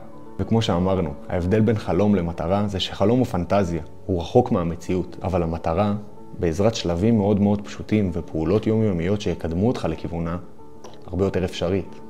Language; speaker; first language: Hebrew; native; Hebrew